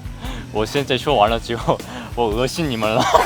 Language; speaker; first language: Chinese; non-native, learner; Korean